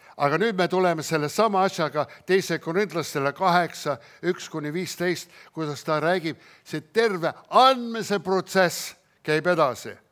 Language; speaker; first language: Estonian; early bilingual, heritage; Estonian